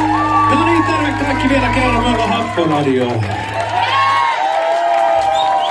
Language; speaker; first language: Finnish; native; Finnish